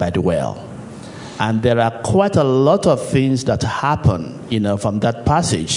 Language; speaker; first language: English; non-native, local second language; Yoruba